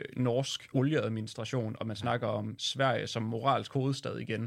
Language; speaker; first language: Swedish; non-native, learner; Danish